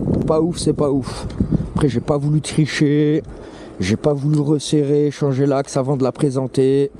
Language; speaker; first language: French; native; French